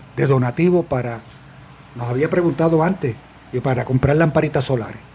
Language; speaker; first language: Spanish; native; Spanish